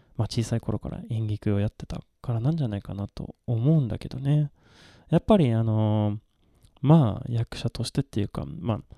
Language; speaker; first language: Japanese; non-native, fluent; Swedish